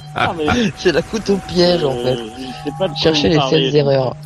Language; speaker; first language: French; native; French